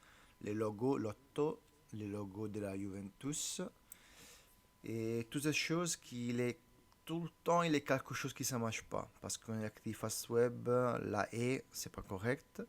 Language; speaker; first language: French; non-native, learner; Italian